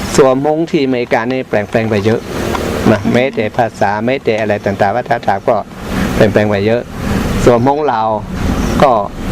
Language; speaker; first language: Thai; non-native, local second language; Hmong